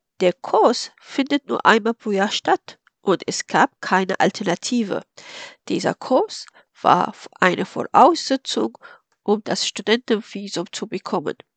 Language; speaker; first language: German; non-native, fluent; Arabic